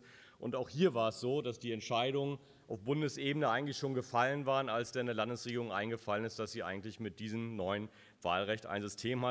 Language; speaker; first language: German; native; German